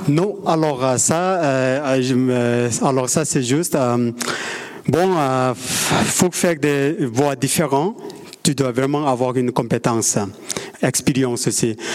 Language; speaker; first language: French; non-native, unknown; Sherpa